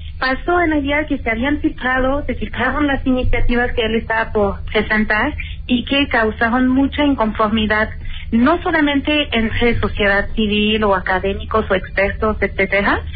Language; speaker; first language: Spanish; native; Spanish